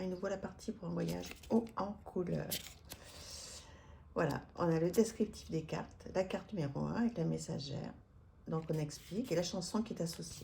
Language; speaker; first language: French; native; French